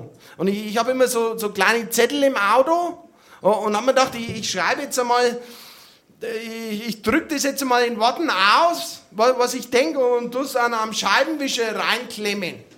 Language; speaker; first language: German; native; German